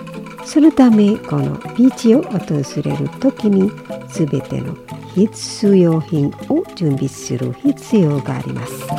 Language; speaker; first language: Japanese; non-native, fluent; Indonesian